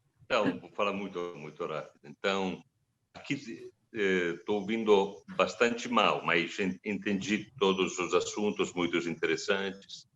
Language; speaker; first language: Portuguese; non-native, fluent; Italian